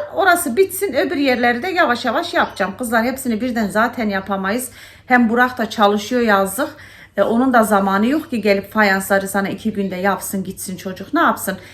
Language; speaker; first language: Turkish; early bilingual, heritage; Turkish